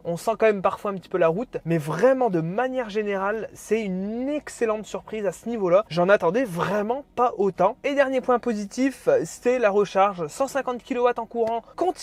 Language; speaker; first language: French; native; French